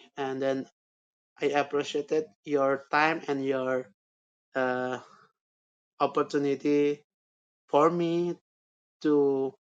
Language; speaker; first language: English; non-native, learner; Indonesian